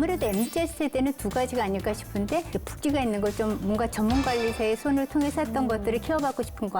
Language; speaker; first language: Korean; native; Korean